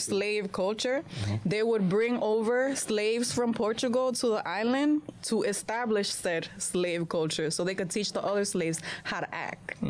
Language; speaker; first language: English; non-native, fluent; Spanish